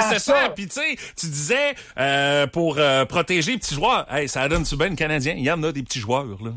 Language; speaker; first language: French; native; French